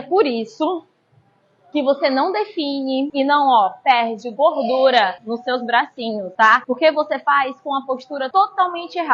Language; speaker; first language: Portuguese; native; Portuguese